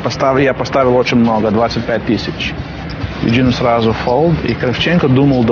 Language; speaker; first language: Russian; non-native, learner; Lithuanian